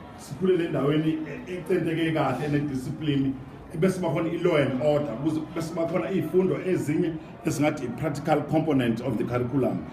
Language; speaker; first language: Zulu; native; Zulu